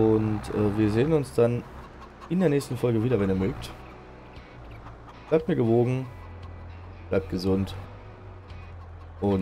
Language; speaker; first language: German; native; German